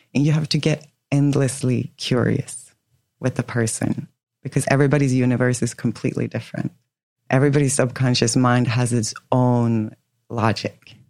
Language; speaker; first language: English; non-native, fluent; Swedish